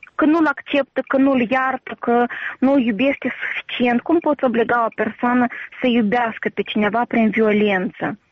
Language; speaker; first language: Romanian; native; Romanian